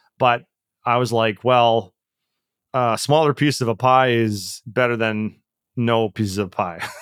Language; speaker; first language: English; early bilingual, other home language; Czech